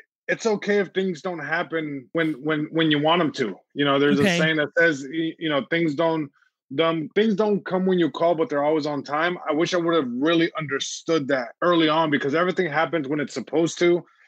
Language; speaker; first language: English; early bilingual, other home language; Spanish